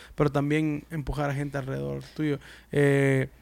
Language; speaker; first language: Spanish; early bilingual, heritage; Spanish